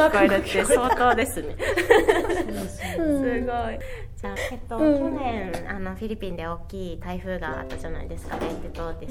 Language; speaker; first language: Japanese; native; Japanese